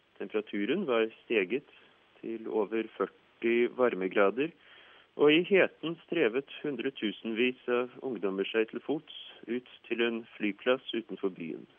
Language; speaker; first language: Norwegian; native; Norwegian